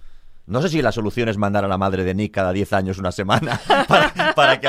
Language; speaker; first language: Spanish; native; Spanish